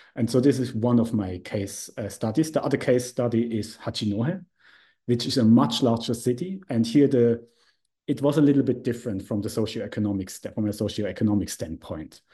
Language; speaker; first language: English; non-native, fluent; Swiss German